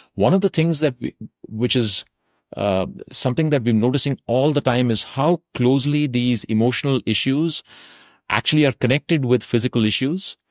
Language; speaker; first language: English; non-native, local second language; Tamil